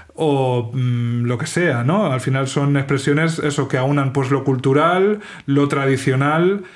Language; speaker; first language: Spanish; native; Spanish